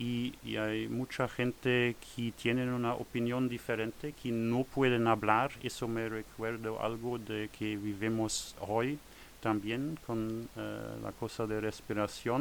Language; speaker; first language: Spanish; non-native, learner; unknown